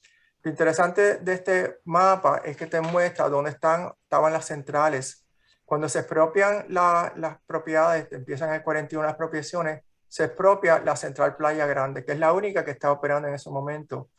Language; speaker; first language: Spanish; native; Spanish